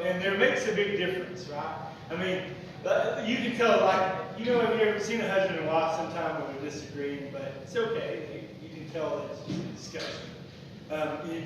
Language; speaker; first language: English; native; English